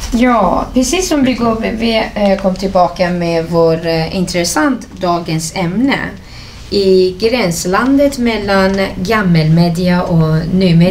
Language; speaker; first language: Swedish; non-native, fluent; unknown